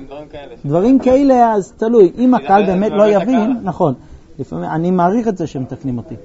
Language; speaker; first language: Hebrew; native; Hebrew